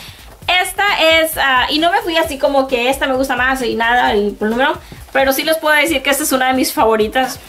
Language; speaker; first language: Spanish; native; Spanish